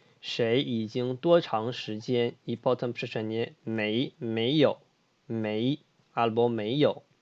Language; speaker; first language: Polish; non-native, fluent; Chinese